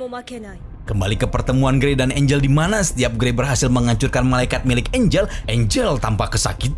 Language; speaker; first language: Indonesian; native; Indonesian